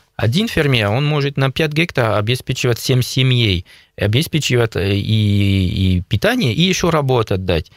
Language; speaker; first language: Russian; non-native, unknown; French